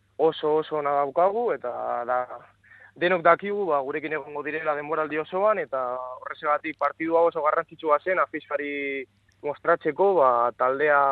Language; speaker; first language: Basque; non-native, local second language; Spanish